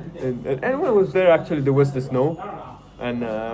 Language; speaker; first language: English; non-native, fluent; Italian